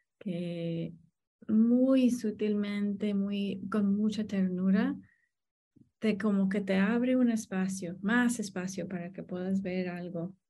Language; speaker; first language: Spanish; non-native, fluent; English